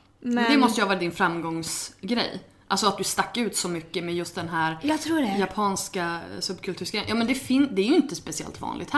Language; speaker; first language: Swedish; native; Swedish